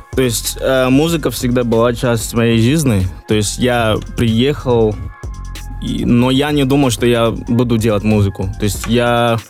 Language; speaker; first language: Russian; non-native, fluent; Yoruba